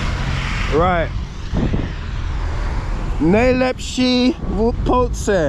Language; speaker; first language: Polish; non-native, learner; English